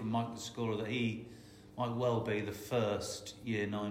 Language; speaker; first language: English; native; English